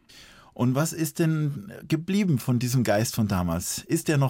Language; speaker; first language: German; native; German